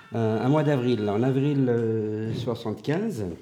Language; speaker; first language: French; native; French